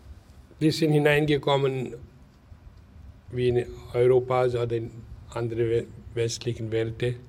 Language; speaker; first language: German; non-native, learner; Hindi